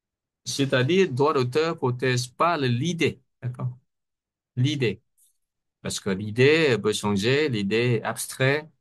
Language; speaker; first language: French; non-native, fluent; Vietnamese